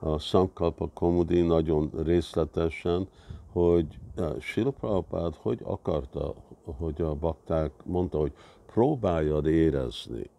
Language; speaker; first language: Hungarian; early bilingual, heritage; Hungarian